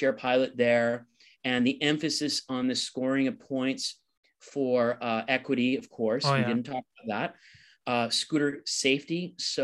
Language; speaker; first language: English; native; English